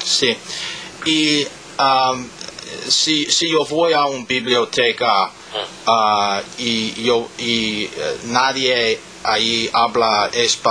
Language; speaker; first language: Spanish; non-native, learner; English